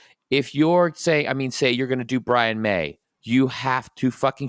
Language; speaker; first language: English; native; English